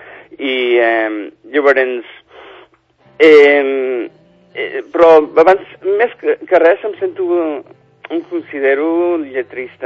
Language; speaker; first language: Catalan; non-native, fluent; English